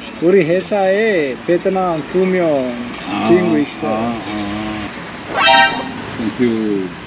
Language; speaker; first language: Korean; non-native, learner; Sinhala